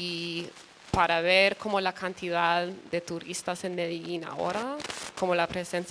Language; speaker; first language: Spanish; early bilingual, other home language; English